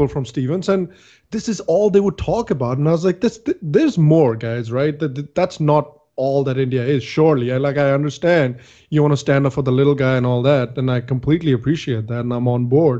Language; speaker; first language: English; non-native, local second language; Hindi